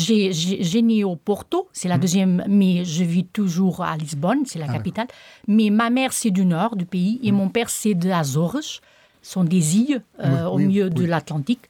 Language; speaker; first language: French; non-native, fluent; Portuguese